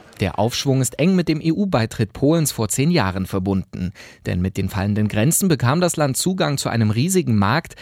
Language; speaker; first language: German; native; German